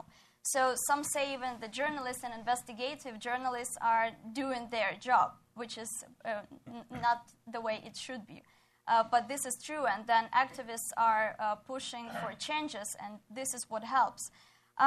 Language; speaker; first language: English; non-native, fluent; Ukrainian